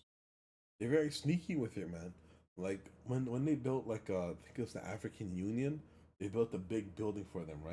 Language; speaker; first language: English; early bilingual, other home language; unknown